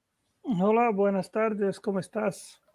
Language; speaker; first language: Spanish; non-native, fluent; Portuguese